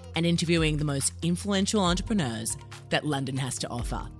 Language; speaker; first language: English; early bilingual, other home language; Yoruba